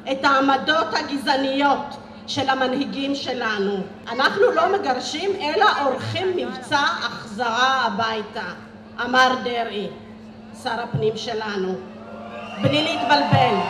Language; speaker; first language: Hebrew; early bilingual, other home language; Amharic